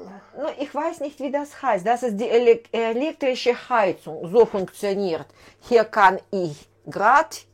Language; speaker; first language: German; non-native, fluent; Russian